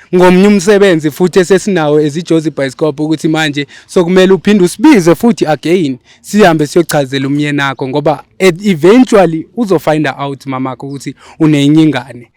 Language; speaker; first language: Zulu; non-native, local second language; Xhosa